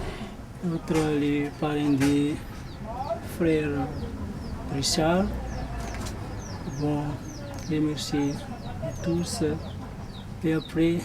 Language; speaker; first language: French; non-native, learner; Malagasy